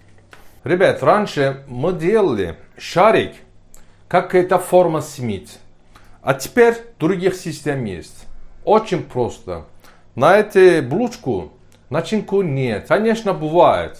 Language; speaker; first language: Russian; non-native, learner; Turkish